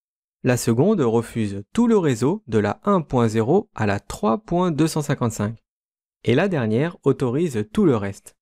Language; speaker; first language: French; native; French